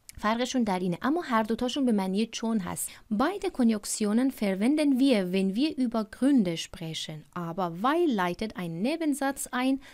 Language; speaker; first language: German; non-native, fluent; Persian